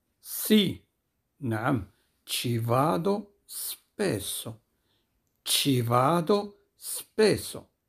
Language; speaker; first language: Italian; non-native, fluent; Arabic